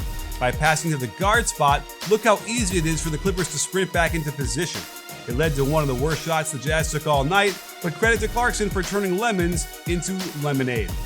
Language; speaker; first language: English; native; English